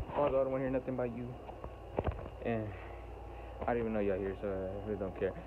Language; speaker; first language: English; native; English